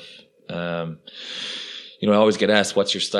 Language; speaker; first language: English; non-native, local second language; Irish